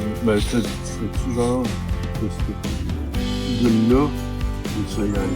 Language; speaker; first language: French; native; French